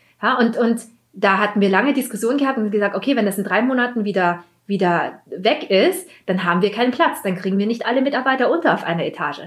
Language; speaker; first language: German; early bilingual, other home language; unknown